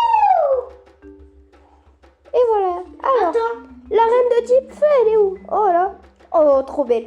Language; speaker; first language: French; native; French